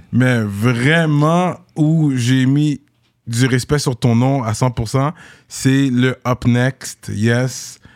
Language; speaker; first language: French; native; French